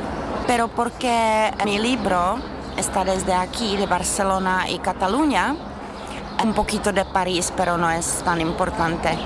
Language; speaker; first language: Spanish; non-native, fluent; Czech